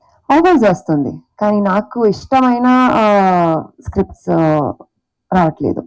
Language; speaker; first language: Telugu; non-native, fluent; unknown